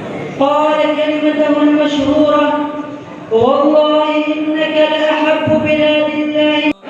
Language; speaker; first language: Arabic; non-native, learner; Urdu